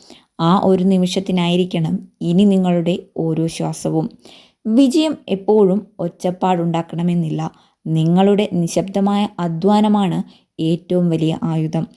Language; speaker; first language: Malayalam; native; Malayalam